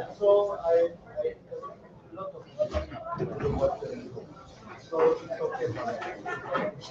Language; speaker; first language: English; non-native, learner; French